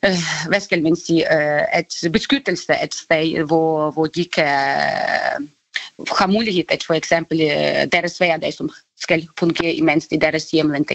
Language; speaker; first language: Danish; non-native, fluent; Ukrainian